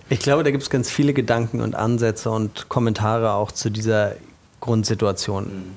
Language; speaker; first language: German; native; German